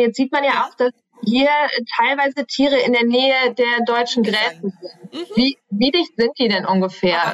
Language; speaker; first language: German; native; German